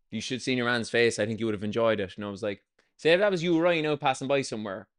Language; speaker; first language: English; native; English